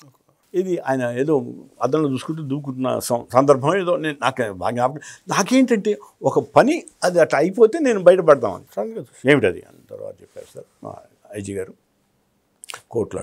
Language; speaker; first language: Telugu; native; Telugu